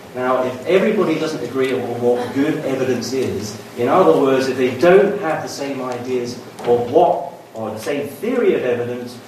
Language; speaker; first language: English; native; English